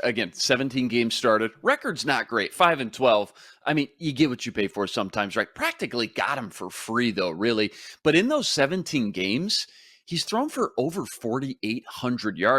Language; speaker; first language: English; native; English